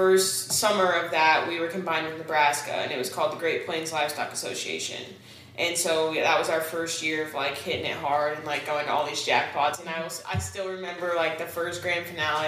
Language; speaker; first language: English; native; English